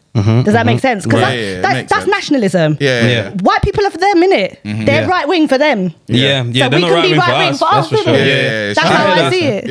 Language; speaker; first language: English; native; English